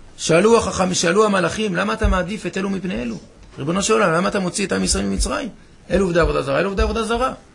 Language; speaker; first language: Hebrew; native; Hebrew